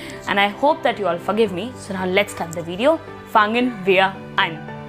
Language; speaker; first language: English; non-native, local second language; Hindi